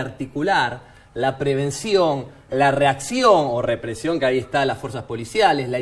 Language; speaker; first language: Spanish; native; Spanish